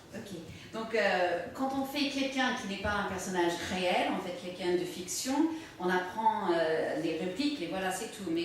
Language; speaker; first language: French; native; French